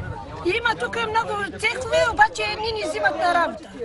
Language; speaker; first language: Bulgarian; non-native, local second language; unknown